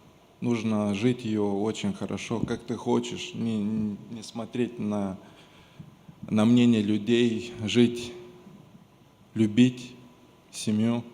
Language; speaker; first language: Russian; non-native, local second language; Romanian